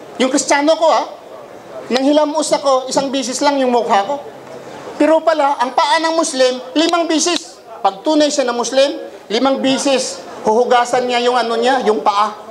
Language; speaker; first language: Filipino; non-native, local second language; Cebuano